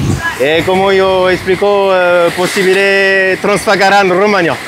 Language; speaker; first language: Italian; non-native, learner; French